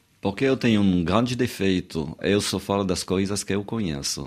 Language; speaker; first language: Portuguese; non-native, fluent; French